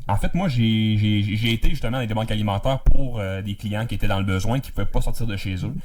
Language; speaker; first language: French; native; French